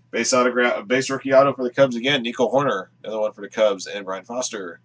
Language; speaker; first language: English; native; English